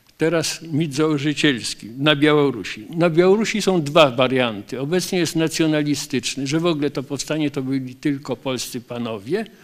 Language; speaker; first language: Polish; native; Polish